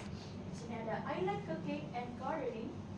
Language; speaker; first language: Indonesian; native; Indonesian